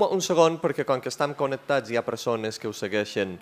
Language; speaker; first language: Catalan; native; Catalan